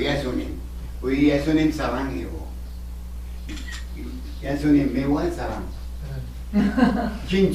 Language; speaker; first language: Korean; non-native, learner; Arabic